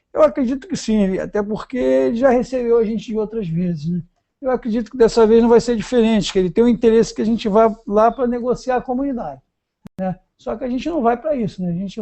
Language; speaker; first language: Portuguese; native; Portuguese